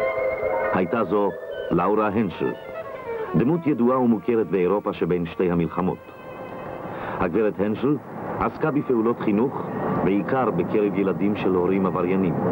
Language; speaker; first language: Hebrew; native; Hebrew